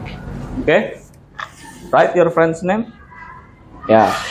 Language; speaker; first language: English; non-native, learner; Indonesian